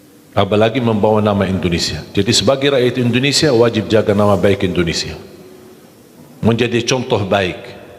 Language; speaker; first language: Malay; non-native, fluent; Arabic